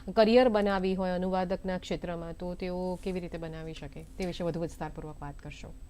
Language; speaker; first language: Gujarati; native; Gujarati